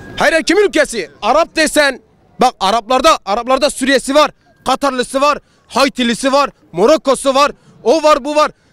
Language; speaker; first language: Turkish; non-native, local second language; Kurdish